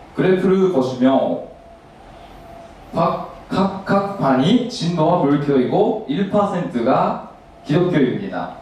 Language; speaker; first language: Korean; non-native, learner; Japanese